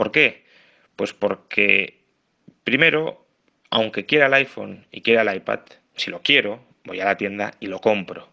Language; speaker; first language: Spanish; native; Spanish